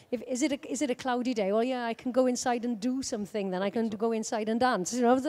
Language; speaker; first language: English; native; English